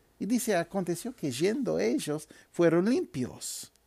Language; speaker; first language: Spanish; non-native, fluent; English